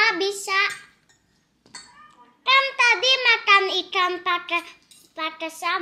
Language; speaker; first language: Indonesian; early bilingual, heritage; Indonesian